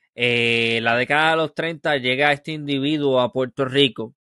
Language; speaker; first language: Spanish; native; Spanish